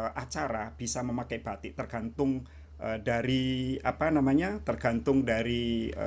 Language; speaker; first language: Indonesian; native; Indonesian